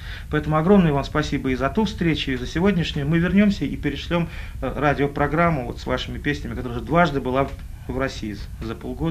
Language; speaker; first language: Russian; native; Russian